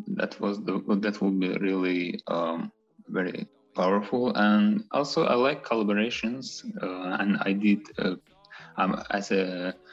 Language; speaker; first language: English; non-native, fluent; Azerbaijani